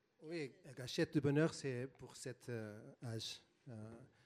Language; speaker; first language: French; non-native, fluent; Portuguese